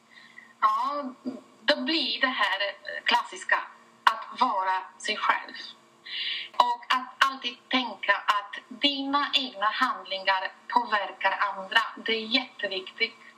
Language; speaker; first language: Swedish; non-native, fluent; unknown